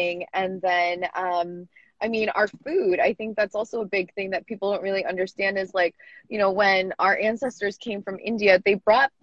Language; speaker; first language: English; native; English